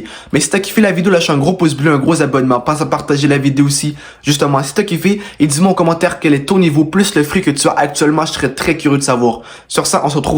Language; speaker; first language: French; native; French